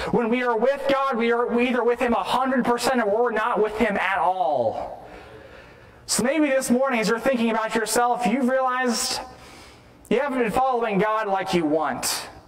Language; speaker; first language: English; native; English